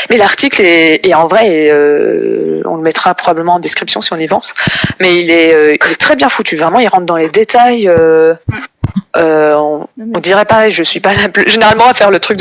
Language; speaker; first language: French; native; French